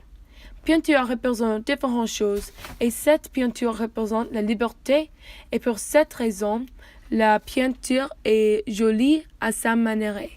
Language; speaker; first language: French; non-native, learner; English